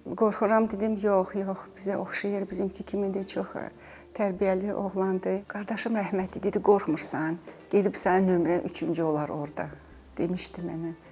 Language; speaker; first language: Azerbaijani; native; Azerbaijani